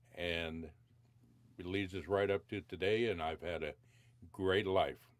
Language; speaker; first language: English; native; English